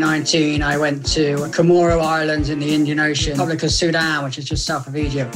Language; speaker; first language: English; native; English